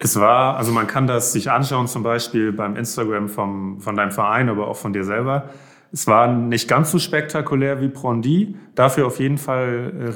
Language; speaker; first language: German; native; German